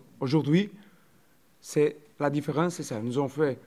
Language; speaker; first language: French; non-native, learner; Portuguese